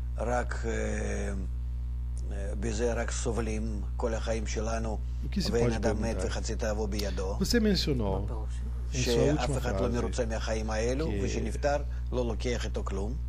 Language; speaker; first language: Hebrew; non-native, fluent; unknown